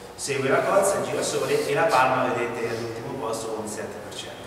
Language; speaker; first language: Italian; native; Italian